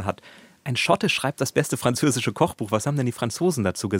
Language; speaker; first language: German; native; German